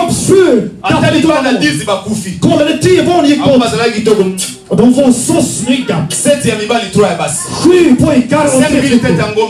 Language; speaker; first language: Swedish; non-native, fluent; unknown